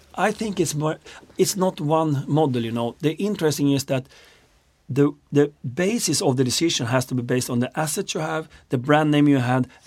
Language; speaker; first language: English; non-native, fluent; Swedish